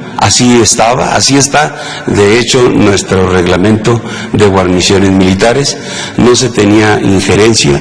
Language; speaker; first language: Spanish; native; Spanish